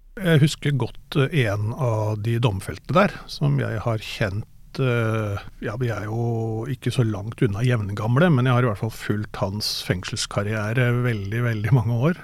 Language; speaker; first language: Norwegian; native; Norwegian